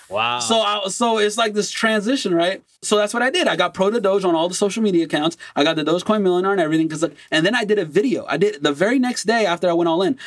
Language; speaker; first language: English; non-native, fluent; Portuguese